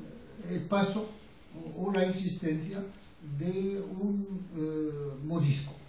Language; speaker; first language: Spanish; non-native, fluent; Arabic